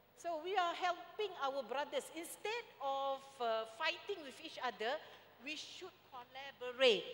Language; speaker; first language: English; non-native, local second language; Malay